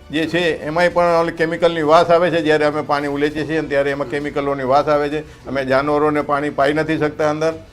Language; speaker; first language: Gujarati; native; Gujarati